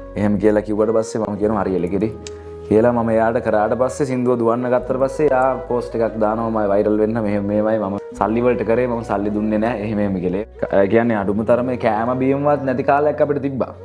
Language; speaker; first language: Sinhala; native; Sinhala